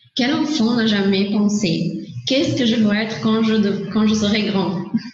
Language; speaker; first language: French; non-native, learner; Portuguese